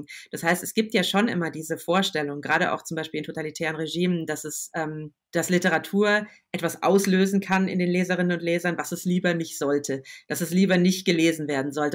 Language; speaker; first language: German; native; German